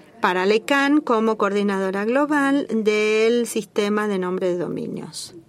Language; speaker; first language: Spanish; native; Spanish